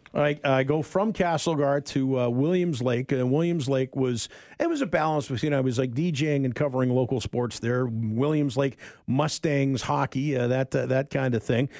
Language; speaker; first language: English; native; English